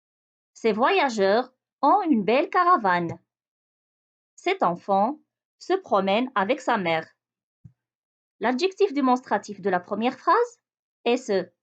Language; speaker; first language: French; non-native, local second language; Arabic